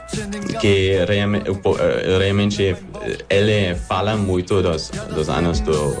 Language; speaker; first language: Portuguese; non-native, learner; German